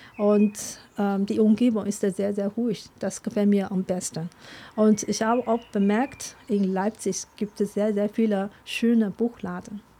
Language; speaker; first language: German; non-native, fluent; Chinese